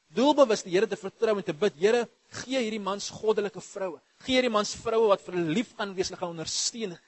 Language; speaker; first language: Afrikaans; native; Afrikaans